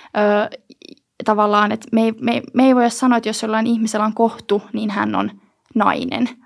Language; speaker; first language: Finnish; native; Finnish